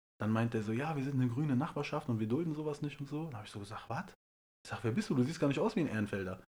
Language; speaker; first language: German; early bilingual, other home language; Persian